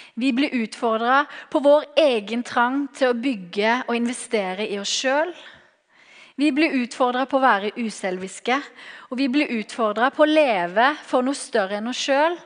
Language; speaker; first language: Norwegian; native; Norwegian